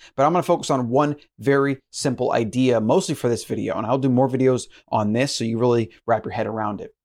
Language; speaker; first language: English; native; English